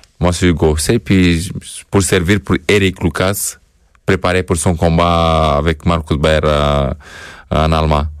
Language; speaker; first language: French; non-native, fluent; Romanian